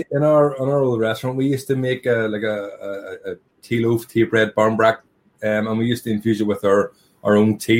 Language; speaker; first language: English; native; English